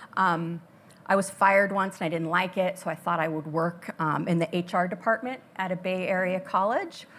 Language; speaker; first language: English; native; English